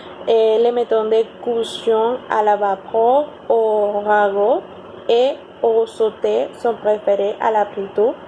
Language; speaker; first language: French; non-native, learner; Spanish